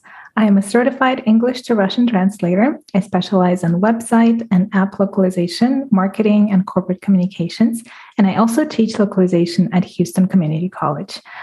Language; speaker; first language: English; non-native, fluent; Russian